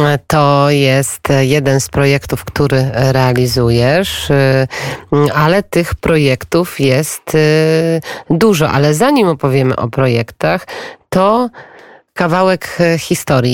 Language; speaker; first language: Polish; native; Polish